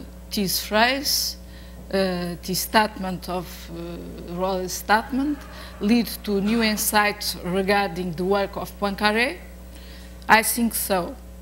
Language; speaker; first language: English; non-native, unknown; Portuguese